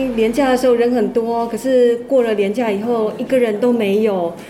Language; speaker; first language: Chinese; native; Chinese